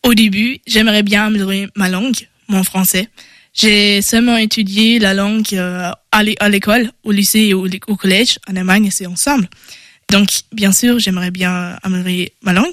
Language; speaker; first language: French; non-native, learner; German